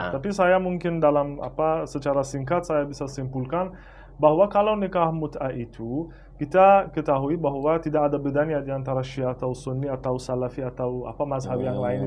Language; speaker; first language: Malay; non-native, fluent; Persian